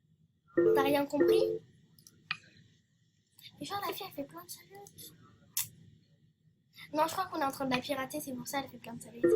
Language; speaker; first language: French; native; French